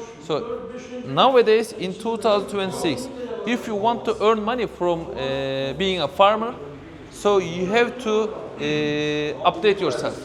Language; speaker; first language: English; non-native, fluent; Turkish